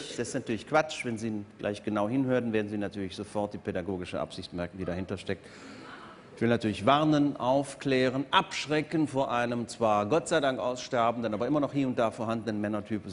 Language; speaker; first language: German; native; German